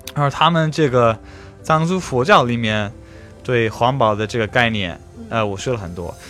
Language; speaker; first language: Chinese; non-native, fluent; English